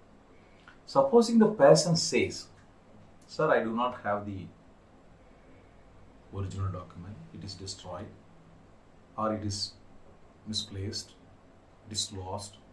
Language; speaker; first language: English; non-native, local second language; Tamil